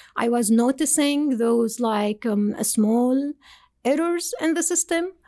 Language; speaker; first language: English; non-native, fluent; Arabic